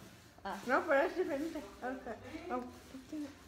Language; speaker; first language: Spanish; early bilingual, other home language; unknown